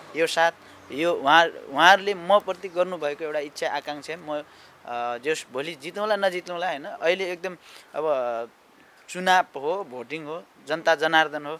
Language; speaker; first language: Nepali; non-native, local second language; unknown